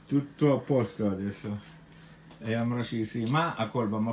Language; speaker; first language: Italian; non-native, fluent; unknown